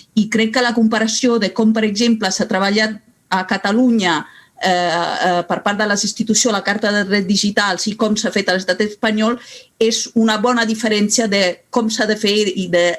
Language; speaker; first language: Catalan; non-native, fluent; Italian